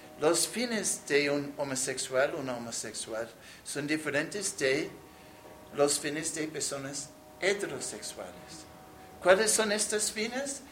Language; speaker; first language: Spanish; non-native, fluent; English